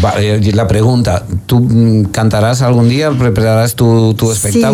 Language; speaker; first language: Spanish; native; Spanish